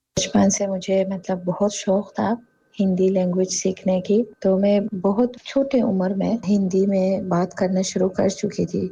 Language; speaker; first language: Urdu; non-native, fluent; Tajik